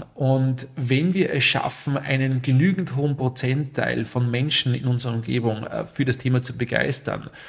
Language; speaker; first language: German; native; German